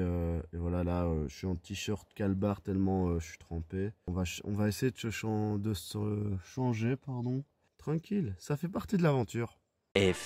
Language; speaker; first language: French; native; French